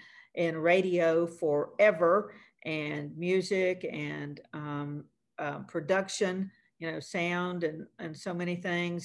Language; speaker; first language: English; native; English